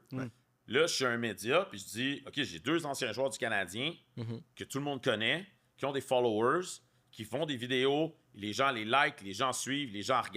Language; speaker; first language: French; native; French